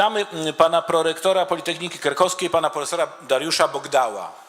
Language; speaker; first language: Polish; native; Polish